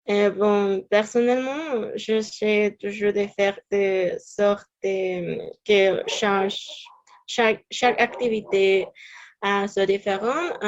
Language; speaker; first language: French; non-native, learner; Spanish